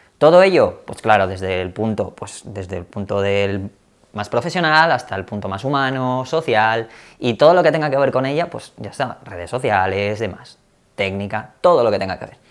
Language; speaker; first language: Spanish; native; Spanish